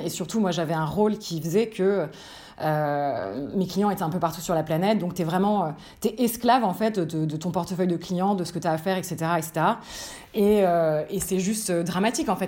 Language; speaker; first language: French; native; French